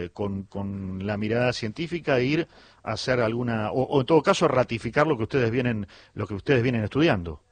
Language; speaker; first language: Spanish; native; Spanish